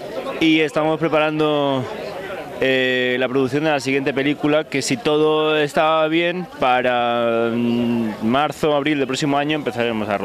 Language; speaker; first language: Spanish; native; Spanish